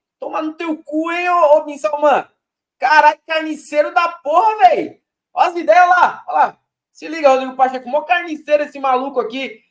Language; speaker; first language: Portuguese; native; Portuguese